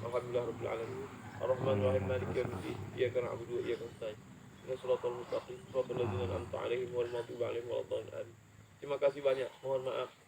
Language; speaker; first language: Indonesian; native; Indonesian